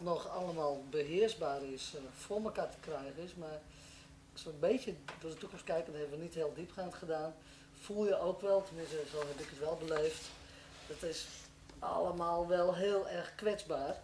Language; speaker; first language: Dutch; non-native, local second language; Western Frisian